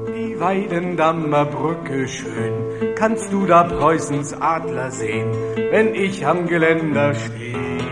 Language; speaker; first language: German; native; German